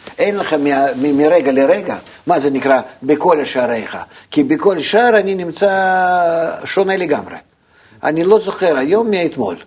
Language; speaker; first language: Hebrew; non-native, fluent; Russian